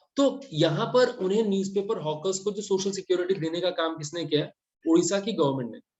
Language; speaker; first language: Hindi; native; Hindi